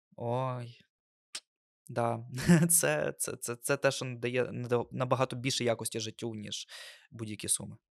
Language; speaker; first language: Ukrainian; non-native, local second language; Russian